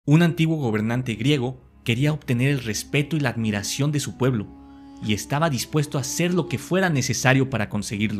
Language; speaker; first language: Spanish; native; Spanish